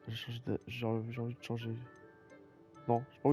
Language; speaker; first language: French; native; French